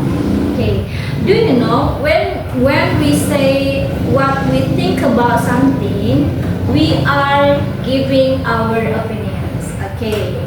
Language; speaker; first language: English; non-native, local second language; Indonesian